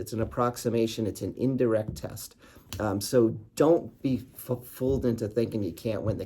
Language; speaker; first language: English; native; English